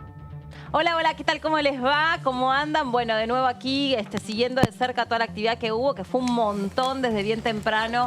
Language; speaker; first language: Spanish; native; Spanish